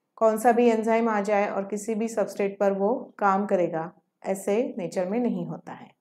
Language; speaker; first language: Hindi; non-native, local second language; Marathi